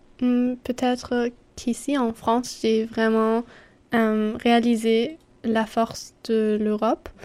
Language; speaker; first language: French; non-native, fluent; German